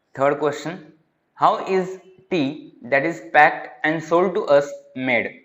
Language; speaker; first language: English; non-native, local second language; Marathi